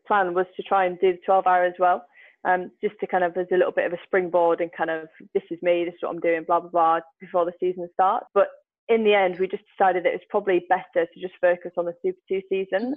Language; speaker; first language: English; native; English